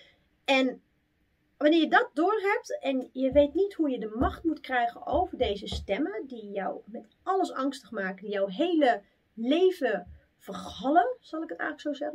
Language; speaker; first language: Dutch; native; Dutch